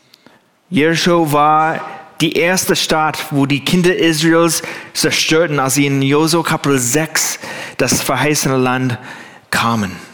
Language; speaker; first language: German; non-native, fluent; English